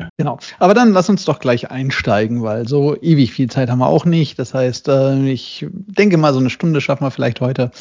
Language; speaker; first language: German; native; German